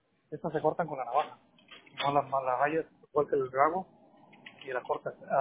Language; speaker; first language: Spanish; native; Spanish